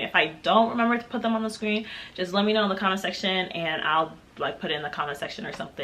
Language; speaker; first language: English; native; English